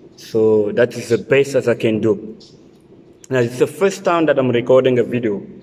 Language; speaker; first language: English; non-native, fluent; French